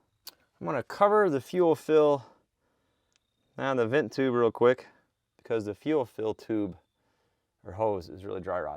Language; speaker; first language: English; native; English